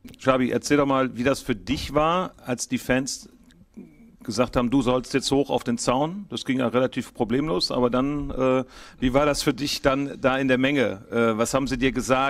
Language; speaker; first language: German; native; German